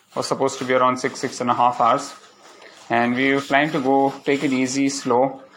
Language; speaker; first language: English; non-native, local second language; Malayalam